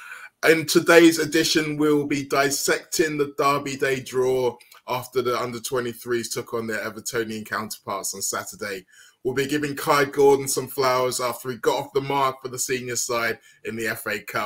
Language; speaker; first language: English; native; English